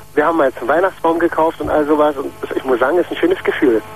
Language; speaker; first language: German; early bilingual, other home language; Arabic